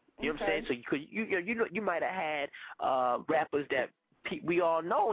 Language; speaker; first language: English; non-native, fluent; Spanish